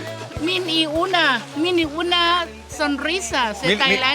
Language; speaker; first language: Spanish; non-native, learner; Thai